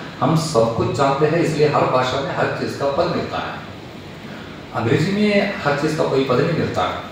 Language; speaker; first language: Hindi; non-native, local second language; Telugu